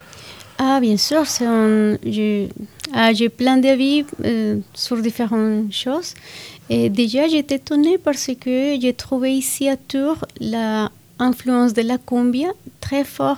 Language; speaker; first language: French; non-native, fluent; Spanish